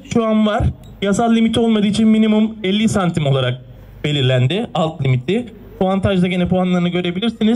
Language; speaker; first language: Turkish; native; Turkish